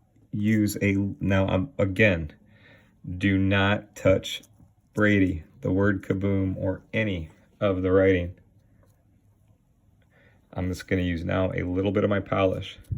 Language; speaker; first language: English; native; English